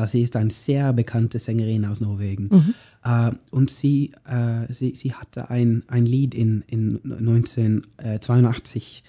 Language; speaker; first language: German; non-native, learner; Norwegian